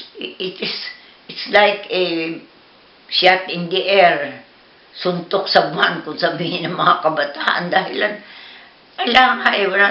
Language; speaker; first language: Filipino; native; Filipino